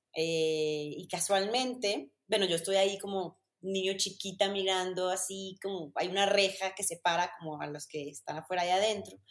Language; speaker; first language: Spanish; native; Spanish